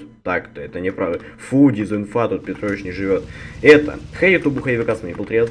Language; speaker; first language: Russian; native; Russian